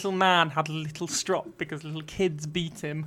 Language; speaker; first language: English; native; English